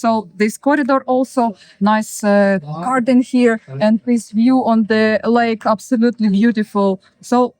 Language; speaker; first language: English; non-native, learner; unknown